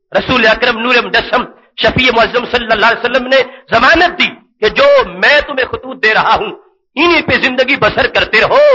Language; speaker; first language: Urdu; native; Urdu